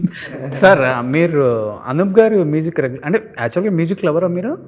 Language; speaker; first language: Telugu; native; Telugu